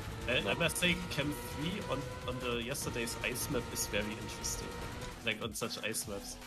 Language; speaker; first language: English; non-native, learner; German